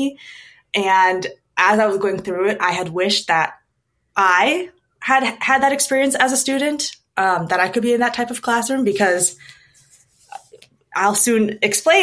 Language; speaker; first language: English; native; English